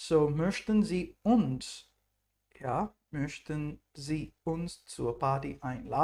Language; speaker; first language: German; non-native, fluent; English